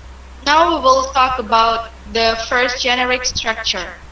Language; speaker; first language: English; non-native, learner; Indonesian